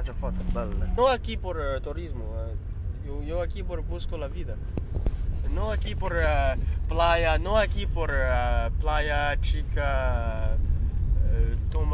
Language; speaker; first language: Spanish; non-native, learner; English